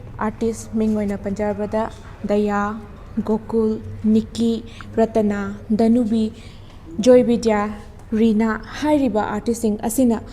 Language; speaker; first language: Manipuri; native; Manipuri